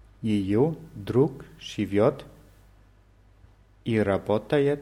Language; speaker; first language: Russian; non-native, learner; German